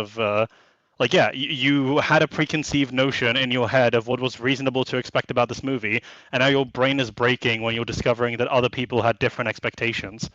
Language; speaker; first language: English; native; English